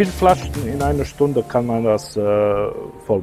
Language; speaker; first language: German; non-native, learner; Croatian